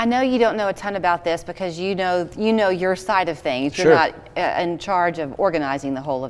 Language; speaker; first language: English; native; English